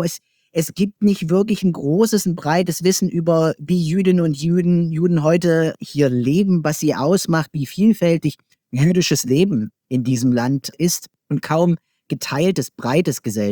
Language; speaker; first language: German; native; German